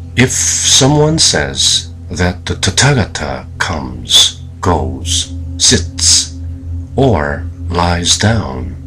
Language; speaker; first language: English; non-native, fluent; Korean